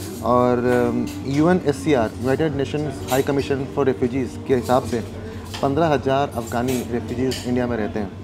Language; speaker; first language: Hindi; native; Hindi